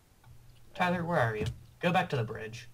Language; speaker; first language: English; native; English